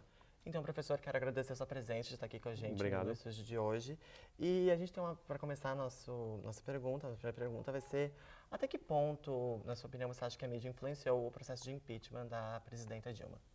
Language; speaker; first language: Portuguese; native; Portuguese